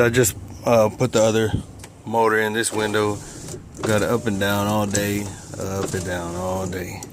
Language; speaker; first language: English; native; English